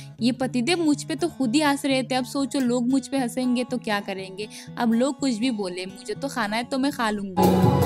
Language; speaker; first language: Hindi; non-native, local second language; Bangla